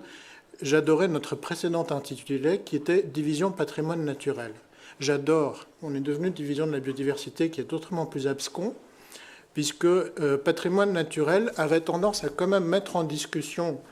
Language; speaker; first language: French; native; French